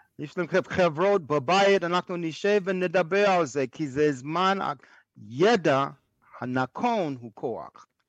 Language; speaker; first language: Hebrew; non-native, fluent; English